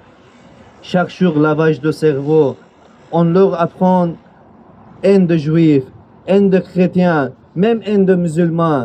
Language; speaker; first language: French; non-native, learner; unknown